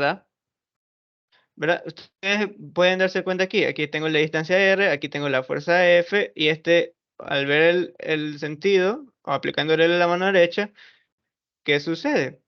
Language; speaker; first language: Spanish; native; Spanish